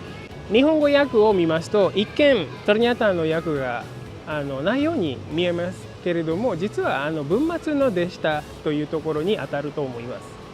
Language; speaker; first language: Japanese; non-native, fluent; Indonesian